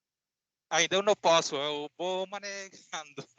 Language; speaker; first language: Portuguese; non-native, learner; Spanish